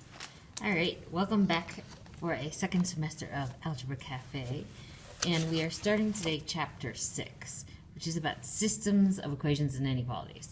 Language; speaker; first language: English; native; English